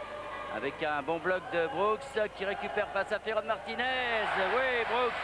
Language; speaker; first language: French; native; French